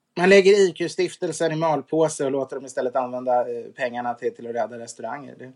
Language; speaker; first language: Swedish; native; Swedish